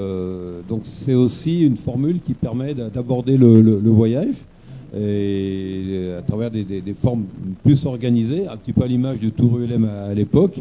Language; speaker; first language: French; native; French